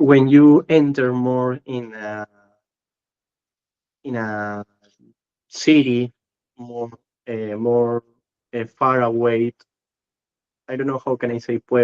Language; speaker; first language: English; non-native, learner; Spanish